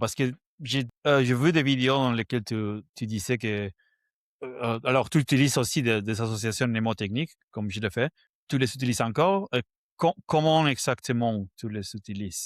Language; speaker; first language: French; non-native, fluent; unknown